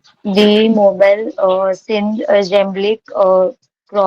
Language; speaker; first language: German; non-native, learner; Hindi